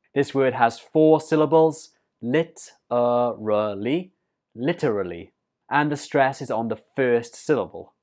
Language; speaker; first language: English; native; English